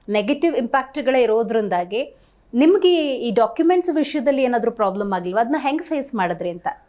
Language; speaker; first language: Kannada; native; Kannada